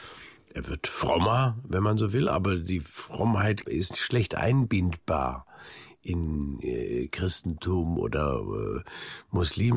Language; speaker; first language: German; native; German